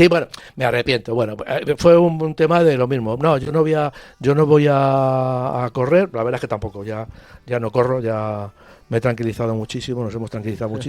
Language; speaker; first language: Spanish; native; Spanish